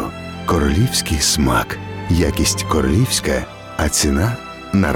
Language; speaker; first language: Ukrainian; native; Ukrainian